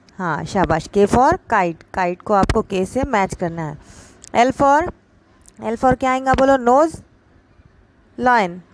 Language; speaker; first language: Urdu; native; Urdu